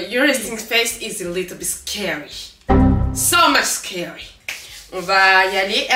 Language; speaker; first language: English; non-native, learner; French